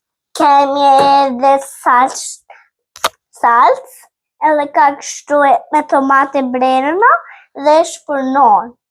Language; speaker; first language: Albanian; early bilingual, heritage; Albanian